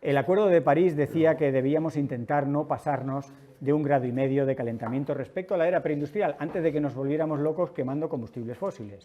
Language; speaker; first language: Spanish; native; Spanish